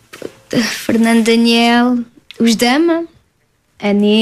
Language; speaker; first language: Portuguese; early bilingual, heritage; French